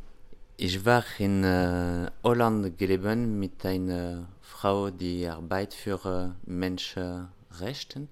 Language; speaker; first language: German; non-native, learner; French